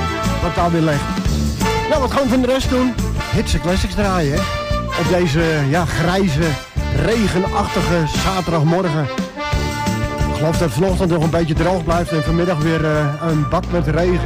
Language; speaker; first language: Dutch; native; Dutch